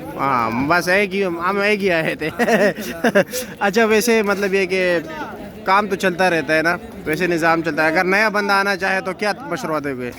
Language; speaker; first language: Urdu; non-native, local second language; Pashto